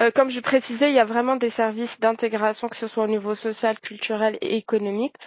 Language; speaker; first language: French; non-native, local second language; Arabic